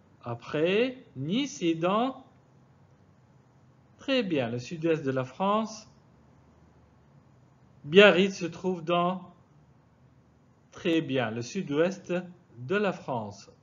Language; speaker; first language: French; non-native, fluent; Arabic